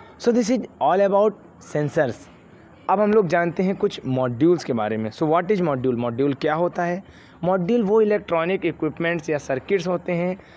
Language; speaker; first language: Hindi; native; Hindi